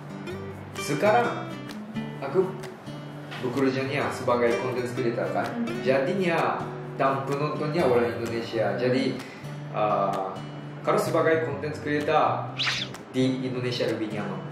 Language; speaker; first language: Indonesian; non-native, learner; Japanese